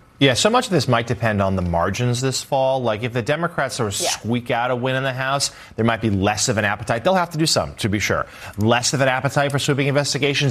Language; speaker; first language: English; native; English